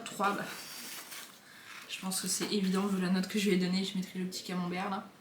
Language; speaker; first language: French; native; French